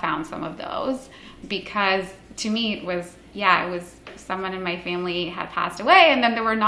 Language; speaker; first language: English; non-native, local second language; Hindi